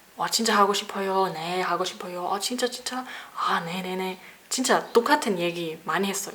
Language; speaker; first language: Korean; non-native, learner; German